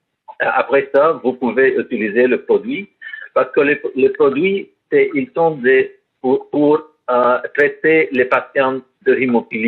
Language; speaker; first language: French; non-native, learner; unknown